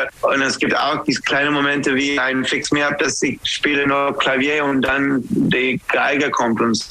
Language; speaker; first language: German; non-native, learner; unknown